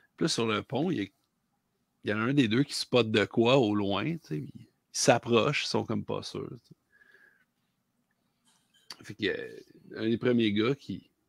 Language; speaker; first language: French; native; French